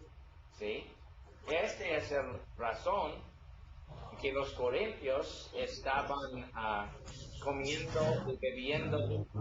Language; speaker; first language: Spanish; non-native, learner; English